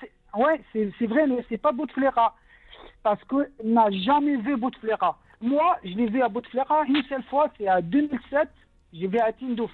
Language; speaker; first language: French; non-native, local second language; Arabic